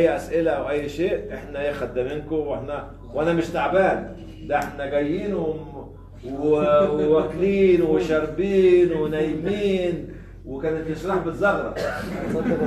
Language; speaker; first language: Arabic; native; Arabic